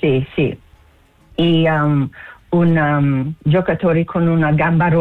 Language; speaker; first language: Italian; non-native, learner; English